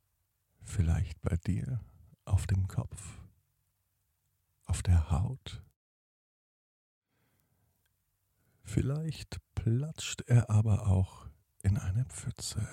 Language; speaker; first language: German; native; German